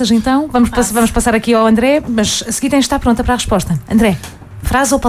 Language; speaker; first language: Portuguese; native; Portuguese